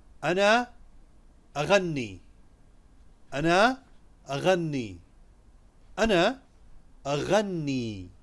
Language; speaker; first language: Arabic; non-native, fluent; Urdu